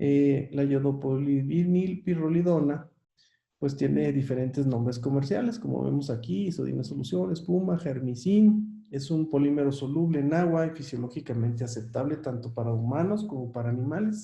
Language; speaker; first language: Spanish; native; Spanish